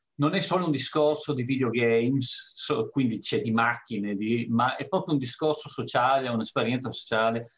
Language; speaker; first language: Italian; native; Italian